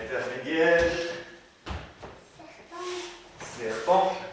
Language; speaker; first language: French; native; French